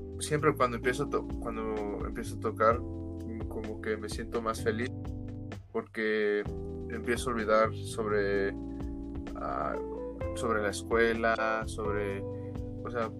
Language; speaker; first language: Spanish; early bilingual, heritage; Spanish